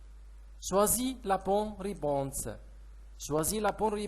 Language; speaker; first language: French; non-native, fluent; Arabic